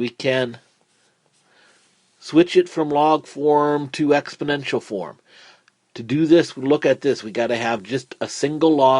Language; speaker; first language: English; native; English